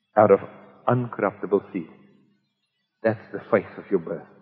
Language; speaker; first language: English; non-native, local second language; Afrikaans